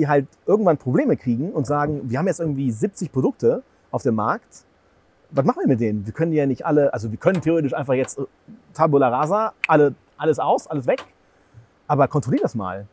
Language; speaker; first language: German; native; German